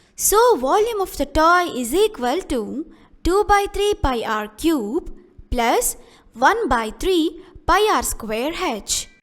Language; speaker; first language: English; non-native, local second language; Kannada